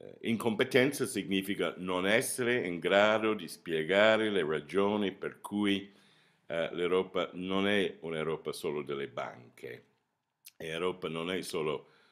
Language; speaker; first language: Italian; non-native, fluent; English